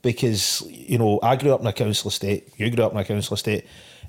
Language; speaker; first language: English; native; English